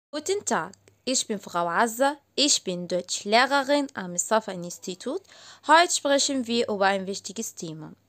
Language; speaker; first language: German; non-native, learner; Arabic